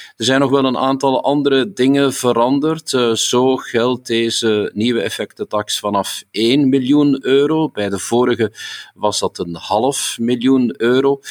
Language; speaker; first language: Dutch; native; Dutch